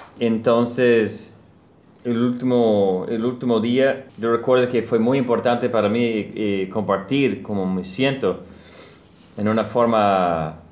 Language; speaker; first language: Spanish; non-native, learner; English